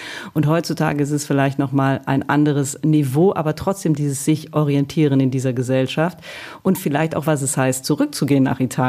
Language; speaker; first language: German; early bilingual, other home language; Italian